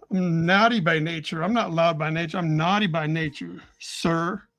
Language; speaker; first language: English; native; English